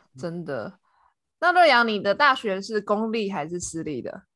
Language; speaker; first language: Chinese; native; Chinese